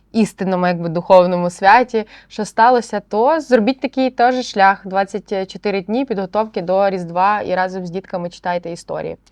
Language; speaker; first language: Ukrainian; native; Ukrainian